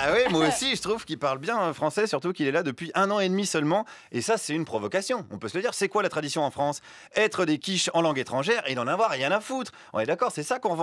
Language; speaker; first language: French; native; French